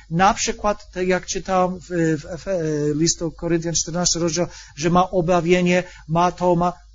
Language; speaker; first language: Polish; non-native, fluent; English